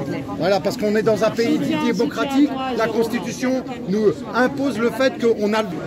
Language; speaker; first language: French; native; French